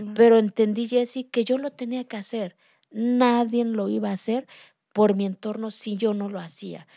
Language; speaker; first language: Spanish; non-native, local second language; Zapotec